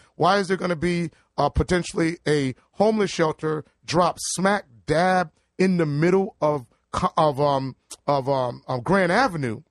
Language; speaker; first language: English; native; English